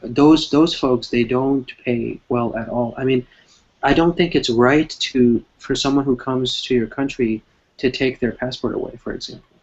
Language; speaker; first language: English; non-native, fluent; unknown